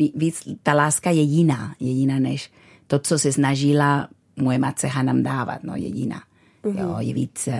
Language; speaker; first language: Czech; non-native, fluent; Spanish